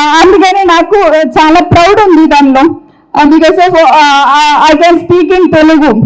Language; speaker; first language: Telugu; non-native, local second language; Malayalam